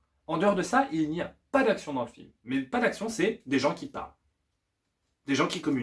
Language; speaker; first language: French; native; French